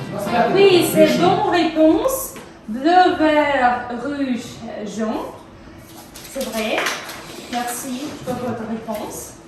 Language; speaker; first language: French; non-native, fluent; Russian